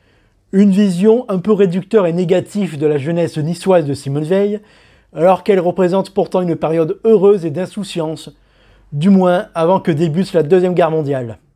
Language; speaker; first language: French; native; French